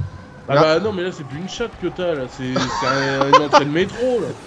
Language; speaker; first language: French; native; French